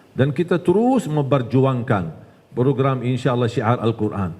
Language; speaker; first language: Indonesian; non-native, fluent; Arabic